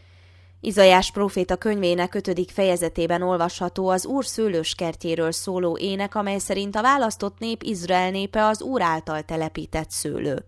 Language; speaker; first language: Hungarian; native; Hungarian